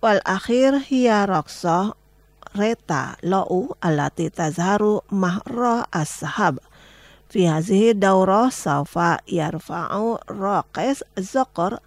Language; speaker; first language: Arabic; non-native, fluent; Indonesian